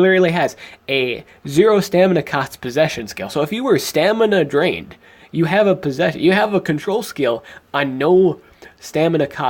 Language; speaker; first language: English; native; English